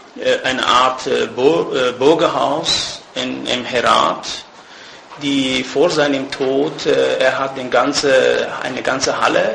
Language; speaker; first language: German; non-native, fluent; Persian